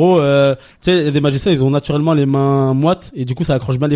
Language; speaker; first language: French; native; French